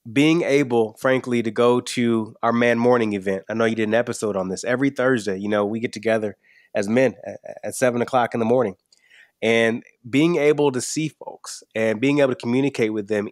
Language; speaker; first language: English; native; English